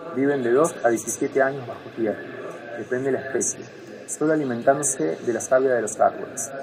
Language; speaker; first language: Spanish; native; Spanish